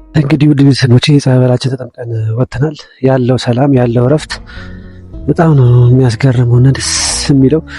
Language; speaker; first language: Amharic; native; Amharic